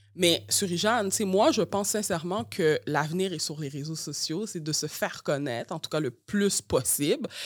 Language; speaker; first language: French; early bilingual, other home language; Haitian Creole